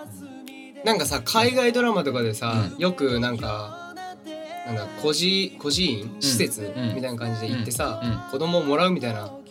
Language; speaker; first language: Japanese; native; Japanese